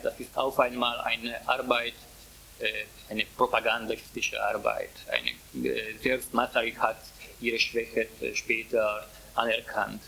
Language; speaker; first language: German; non-native, fluent; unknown